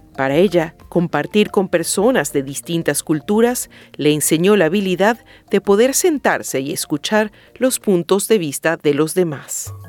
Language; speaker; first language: Spanish; native; Spanish